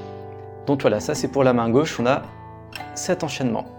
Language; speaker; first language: French; native; French